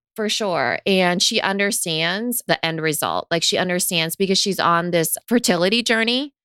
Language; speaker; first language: English; native; English